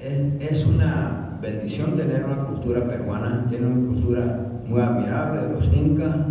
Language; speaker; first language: Spanish; early bilingual, other home language; English